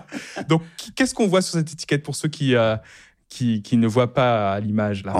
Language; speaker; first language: French; native; French